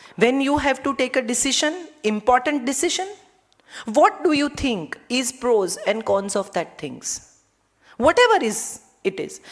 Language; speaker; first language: English; non-native, local second language; Gujarati